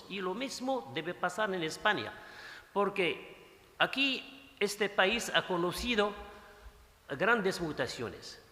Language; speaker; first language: Spanish; non-native, fluent; Arabic